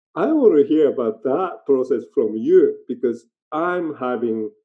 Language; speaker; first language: English; non-native, learner; Japanese